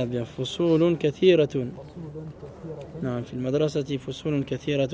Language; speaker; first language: Arabic; non-native, fluent; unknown